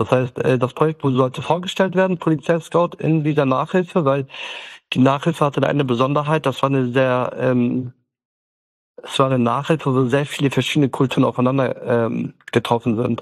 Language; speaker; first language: German; early bilingual, other home language; Turkish